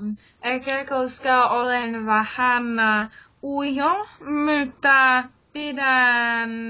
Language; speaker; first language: Finnish; non-native, learner; English